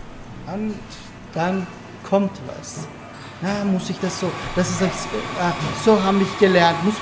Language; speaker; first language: German; non-native, learner; Turkish